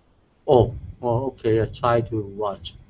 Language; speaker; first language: English; non-native, learner; Chinese